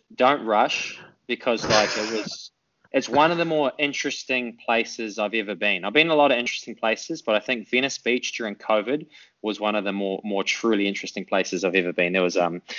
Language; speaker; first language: English; native; English